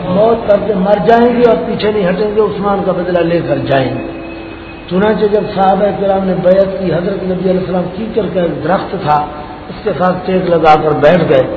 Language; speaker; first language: Urdu; non-native, local second language; Pashto